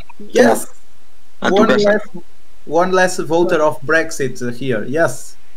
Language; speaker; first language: English; non-native, fluent; Spanish